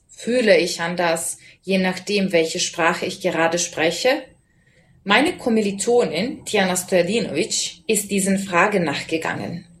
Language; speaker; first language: German; non-native, fluent; Serbian